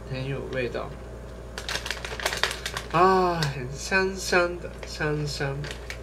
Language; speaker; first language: Chinese; non-native, fluent; Japanese